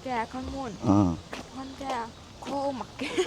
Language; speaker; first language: Korean; non-native, learner; Vietnamese